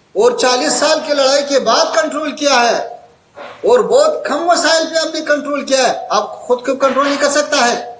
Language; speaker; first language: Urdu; non-native, fluent; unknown